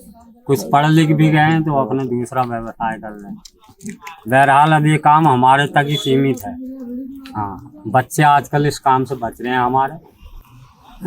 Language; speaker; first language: Hindi; native; Hindi